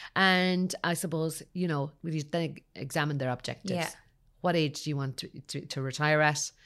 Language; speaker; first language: English; native; English